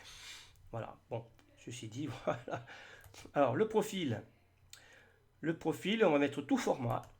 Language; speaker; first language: French; native; French